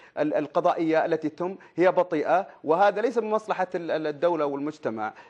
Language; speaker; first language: Arabic; native; Arabic